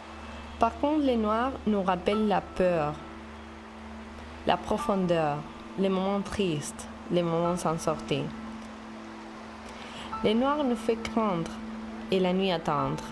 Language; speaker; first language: French; non-native, fluent; Spanish